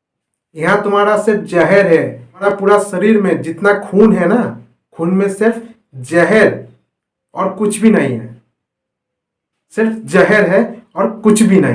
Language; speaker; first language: Hindi; non-native, local second language; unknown